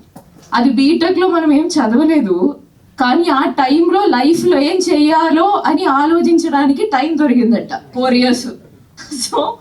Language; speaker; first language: Telugu; non-native, fluent; Malayalam